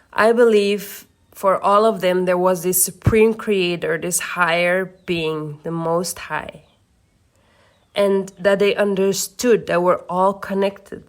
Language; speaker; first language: English; non-native, fluent; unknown